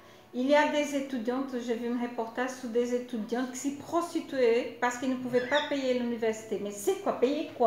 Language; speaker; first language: French; non-native, fluent; Portuguese